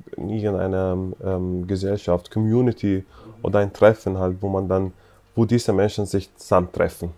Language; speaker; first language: German; non-native, fluent; Arabic